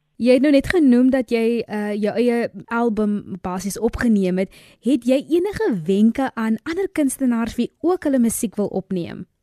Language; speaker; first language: Afrikaans; native; Afrikaans